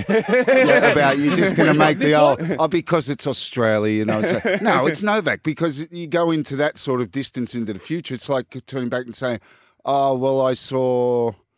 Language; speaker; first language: English; native; English